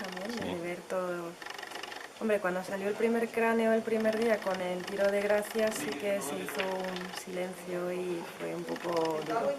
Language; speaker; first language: Spanish; early bilingual, heritage; French